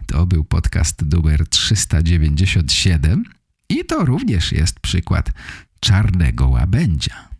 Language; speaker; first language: Polish; native; Polish